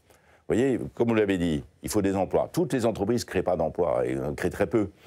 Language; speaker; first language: French; native; French